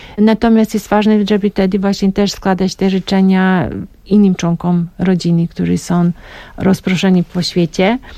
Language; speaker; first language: Polish; non-native, fluent; Serbian